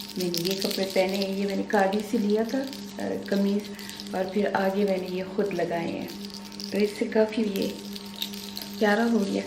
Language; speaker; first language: Urdu; non-native, local second language; Pashto